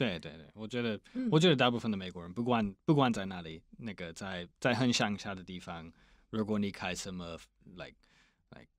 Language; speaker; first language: Chinese; non-native, fluent; English